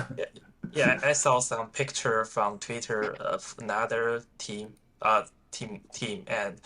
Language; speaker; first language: English; non-native, fluent; Chinese